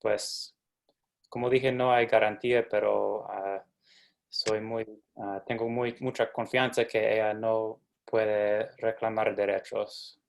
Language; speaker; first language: Spanish; non-native, fluent; English